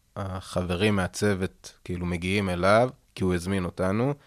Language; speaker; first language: Hebrew; native; Hebrew